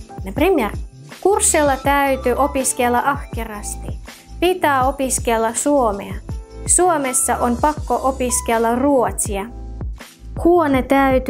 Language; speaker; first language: Finnish; non-native, fluent; Russian